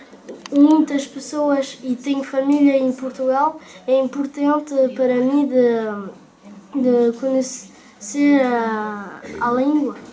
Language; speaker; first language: Portuguese; early bilingual, heritage; French